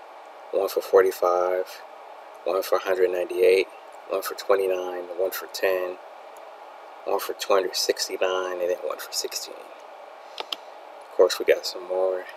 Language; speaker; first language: English; native; English